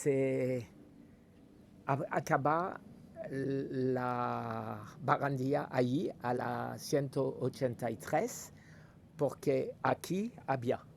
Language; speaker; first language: Spanish; non-native, learner; French